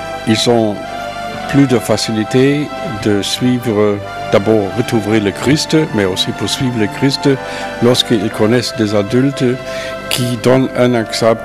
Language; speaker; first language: French; non-native, fluent; German